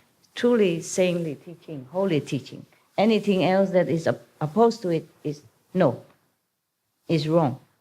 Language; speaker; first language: English; non-native, fluent; Vietnamese